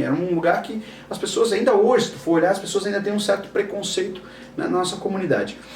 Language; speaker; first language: Portuguese; native; Portuguese